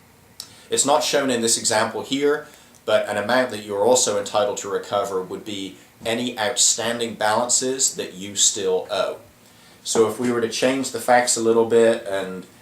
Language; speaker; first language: English; native; English